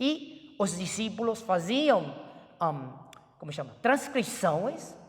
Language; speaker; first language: Portuguese; non-native, fluent; Chinese